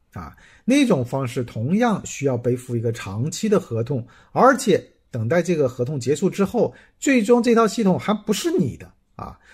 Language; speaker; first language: Chinese; native; Chinese